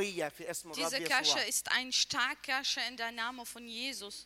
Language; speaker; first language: German; non-native, learner; Arabic